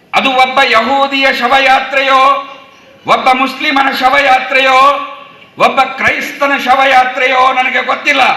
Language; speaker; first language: Kannada; native; Kannada